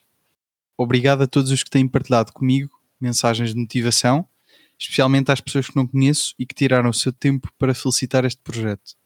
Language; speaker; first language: Portuguese; native; Portuguese